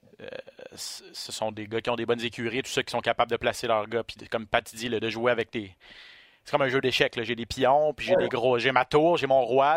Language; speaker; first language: French; native; French